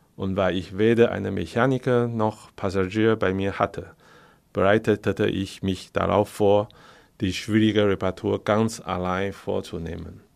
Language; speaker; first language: German; non-native, fluent; Chinese